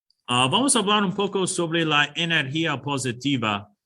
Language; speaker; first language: Spanish; non-native, fluent; English